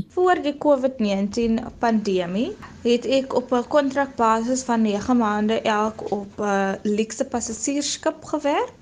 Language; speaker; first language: Afrikaans; native; Afrikaans